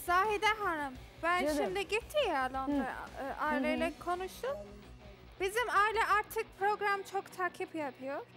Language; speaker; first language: Turkish; non-native, learner; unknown